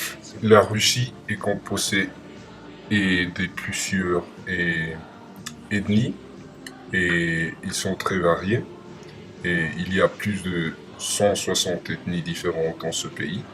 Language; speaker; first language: French; non-native, learner; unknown